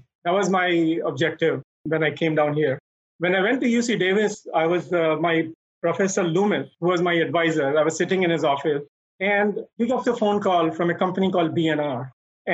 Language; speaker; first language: English; non-native, local second language; Hindi